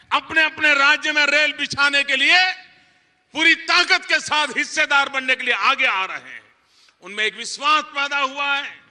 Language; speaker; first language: Hindi; non-native, local second language; Gujarati